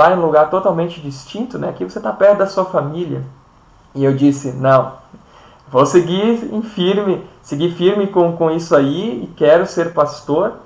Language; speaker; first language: Portuguese; native; Portuguese